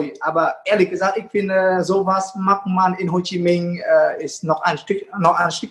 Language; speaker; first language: German; non-native, fluent; Vietnamese